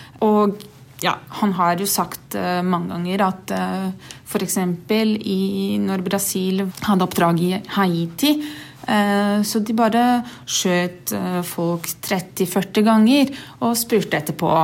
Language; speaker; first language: Norwegian; non-native, fluent; Portuguese